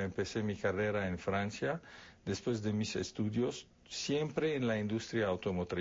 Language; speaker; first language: Spanish; non-native, fluent; Arabic